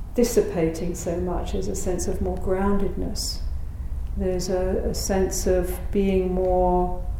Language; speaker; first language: English; native; English